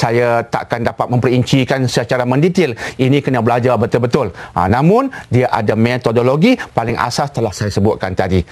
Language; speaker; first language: Malay; native; Malay